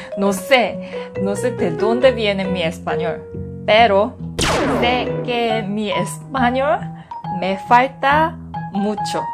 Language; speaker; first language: Spanish; non-native, learner; Korean